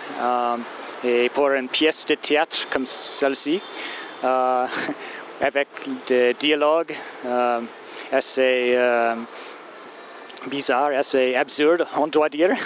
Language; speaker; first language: French; non-native, fluent; English